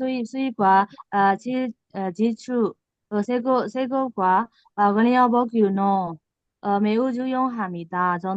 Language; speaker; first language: Korean; non-native, learner; Burmese